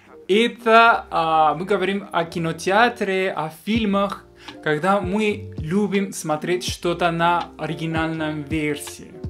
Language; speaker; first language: Russian; non-native, fluent; Spanish